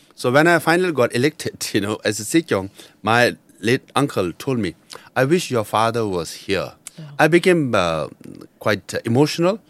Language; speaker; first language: English; non-native, local second language; Nepali